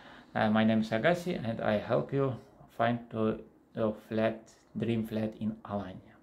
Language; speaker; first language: English; non-native, learner; Russian